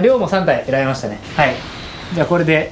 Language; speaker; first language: Japanese; native; Japanese